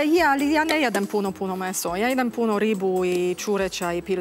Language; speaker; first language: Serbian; non-native, learner; Romanian